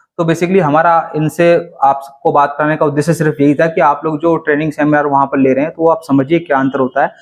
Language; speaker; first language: Hindi; native; Hindi